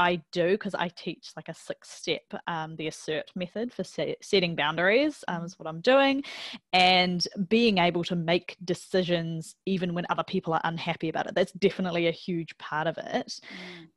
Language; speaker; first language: English; native; English